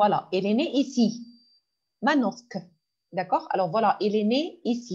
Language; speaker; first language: French; non-native, fluent; Arabic